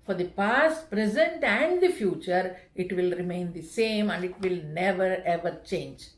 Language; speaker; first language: English; non-native, local second language; Kannada